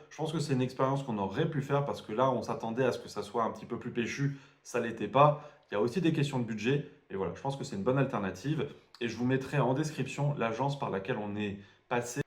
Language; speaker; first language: French; native; French